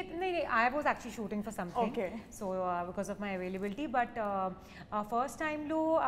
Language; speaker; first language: Telugu; non-native, learner; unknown